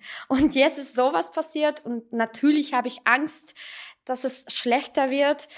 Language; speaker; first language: German; non-native, fluent; Russian